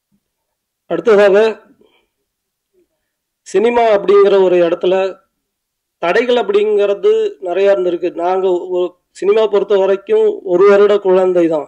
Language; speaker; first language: Tamil; native; Tamil